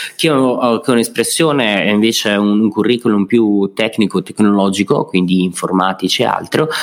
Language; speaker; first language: Italian; native; Italian